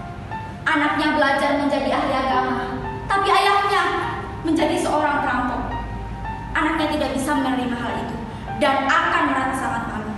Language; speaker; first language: Indonesian; native; Indonesian